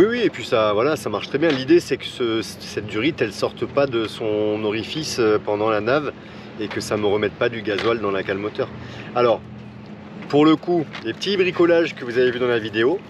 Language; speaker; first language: French; native; French